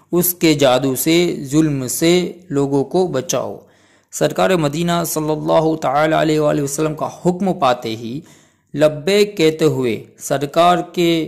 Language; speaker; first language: Urdu; non-native, local second language; Gujarati